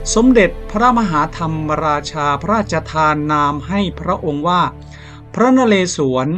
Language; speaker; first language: Thai; native; Thai